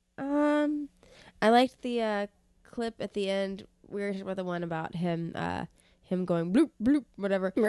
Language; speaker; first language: English; native; English